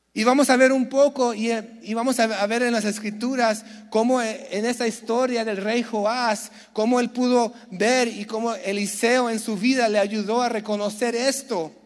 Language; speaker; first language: Spanish; early bilingual, heritage; Spanish